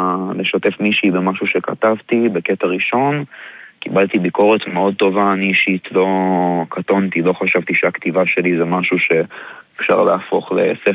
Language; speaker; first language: Hebrew; native; Hebrew